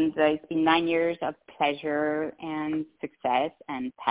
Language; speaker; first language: English; non-native, fluent; French